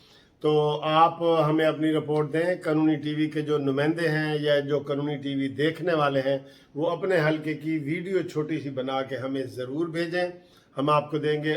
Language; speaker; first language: Urdu; native; Urdu